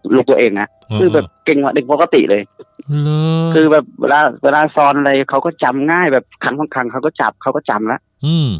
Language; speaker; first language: Thai; non-native, fluent; Khmer